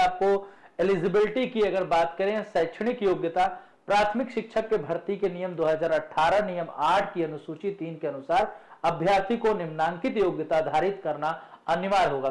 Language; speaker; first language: Hindi; native; Hindi